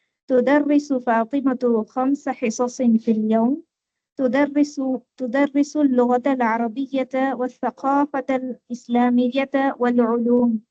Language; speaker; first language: Arabic; non-native, learner; Tamil